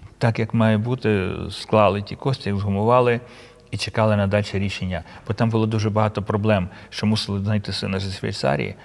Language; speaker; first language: Ukrainian; native; Ukrainian